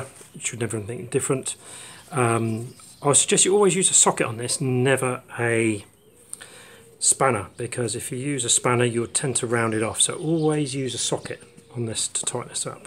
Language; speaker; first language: English; native; English